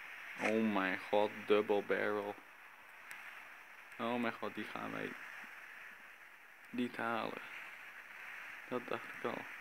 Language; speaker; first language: Dutch; native; Dutch